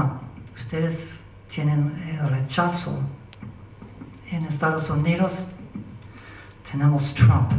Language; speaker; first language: Spanish; non-native, learner; English